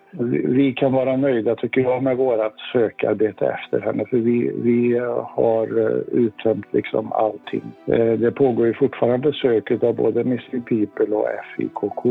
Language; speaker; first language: Swedish; native; Swedish